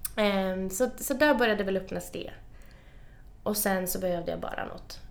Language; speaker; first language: Swedish; native; Swedish